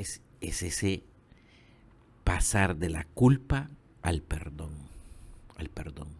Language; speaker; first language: Spanish; native; Spanish